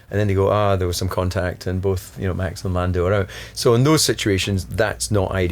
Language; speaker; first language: English; native; English